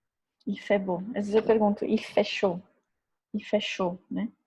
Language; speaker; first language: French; non-native, fluent; Portuguese